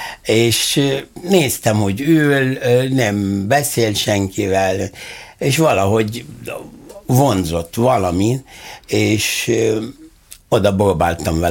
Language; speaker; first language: Hungarian; non-native, fluent; Arabic